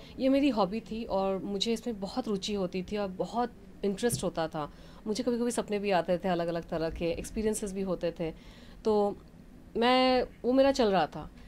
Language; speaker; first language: Hindi; non-native, local second language; Bangla